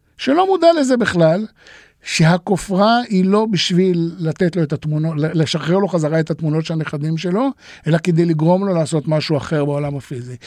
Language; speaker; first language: Hebrew; native; Hebrew